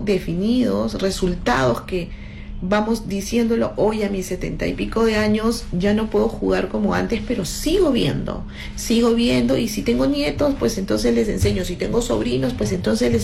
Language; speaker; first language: Spanish; native; Spanish